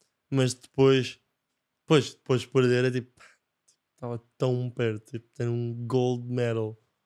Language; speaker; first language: Portuguese; non-native, fluent; Japanese